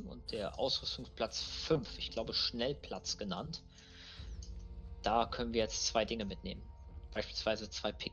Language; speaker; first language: German; native; German